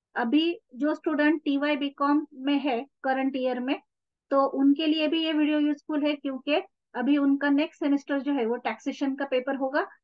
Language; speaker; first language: Hindi; non-native, local second language; Marathi